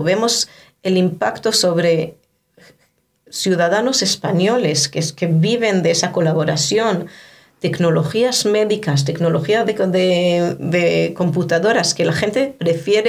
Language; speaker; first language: Spanish; non-native, fluent; Hebrew